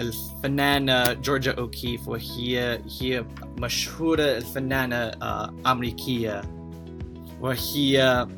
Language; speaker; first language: Arabic; non-native, learner; English